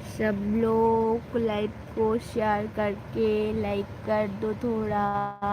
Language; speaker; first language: Hindi; non-native, local second language; Bangla